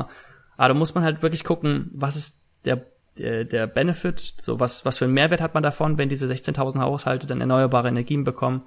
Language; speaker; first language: German; native; German